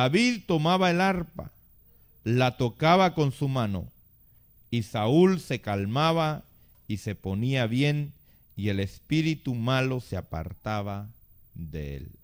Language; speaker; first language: Spanish; native; Spanish